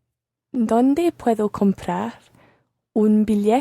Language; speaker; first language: Spanish; non-native, learner; English